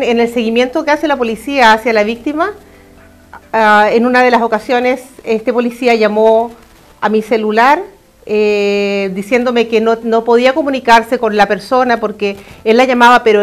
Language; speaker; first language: Spanish; native; Spanish